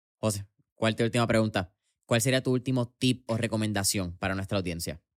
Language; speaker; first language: Spanish; native; Spanish